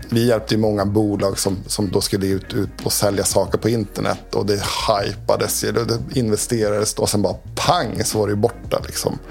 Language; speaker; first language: Swedish; native; Swedish